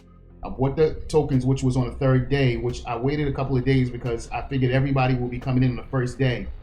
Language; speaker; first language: English; native; English